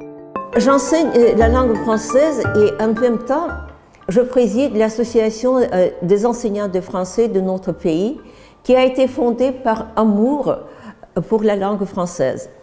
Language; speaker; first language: French; non-native, fluent; Russian